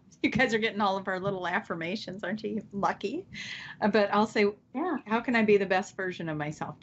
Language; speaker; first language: English; native; English